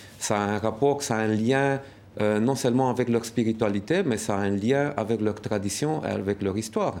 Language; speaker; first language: French; non-native, fluent; Romanian